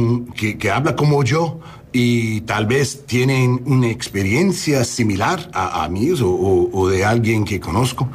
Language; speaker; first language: Spanish; non-native, learner; English